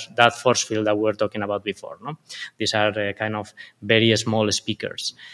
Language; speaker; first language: English; non-native, fluent; Spanish